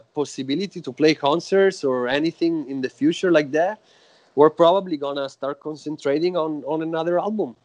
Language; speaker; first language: English; non-native, fluent; Italian